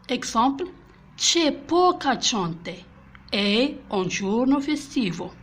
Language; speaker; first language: Italian; non-native, fluent; French